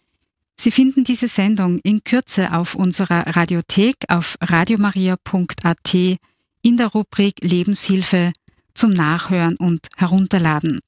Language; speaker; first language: German; native; German